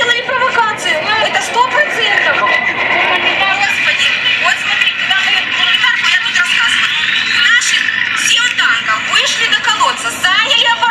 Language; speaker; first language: Russian; native; Russian